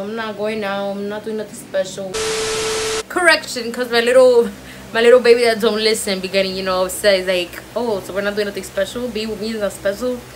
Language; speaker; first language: English; early bilingual, other home language; Spanish